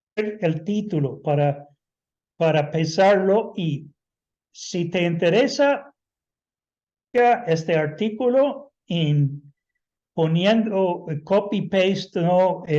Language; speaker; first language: Spanish; non-native, fluent; English